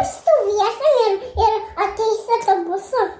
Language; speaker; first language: Lithuanian; early bilingual, heritage; Lithuanian